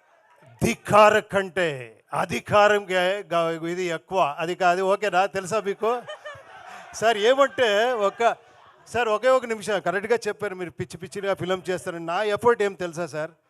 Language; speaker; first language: Telugu; non-native, local second language; Kannada